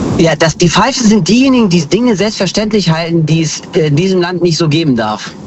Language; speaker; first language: German; early bilingual, other home language; Kurdish